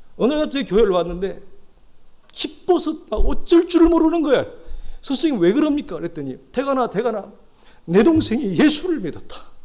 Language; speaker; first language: Korean; native; Korean